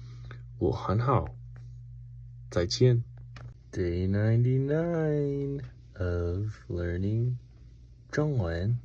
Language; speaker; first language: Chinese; non-native, learner; English